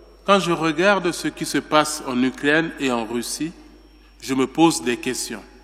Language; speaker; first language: French; non-native, local second language; Sango